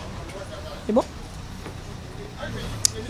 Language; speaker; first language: French; native; French